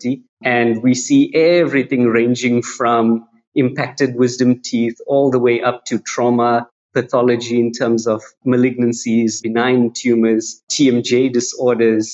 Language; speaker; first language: English; native; English